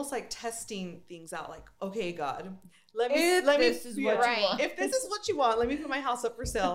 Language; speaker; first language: English; native; English